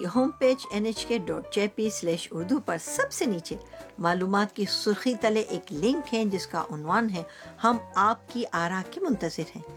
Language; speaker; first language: Urdu; native; Urdu